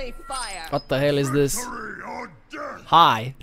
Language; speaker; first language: English; non-native, fluent; Romanian